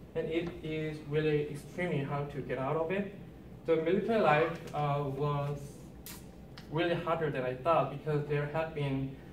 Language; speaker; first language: English; non-native, learner; Korean